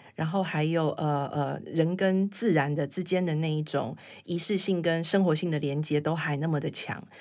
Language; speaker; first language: Chinese; native; Chinese